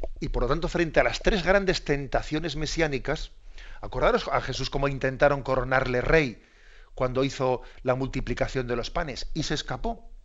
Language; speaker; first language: Spanish; native; Spanish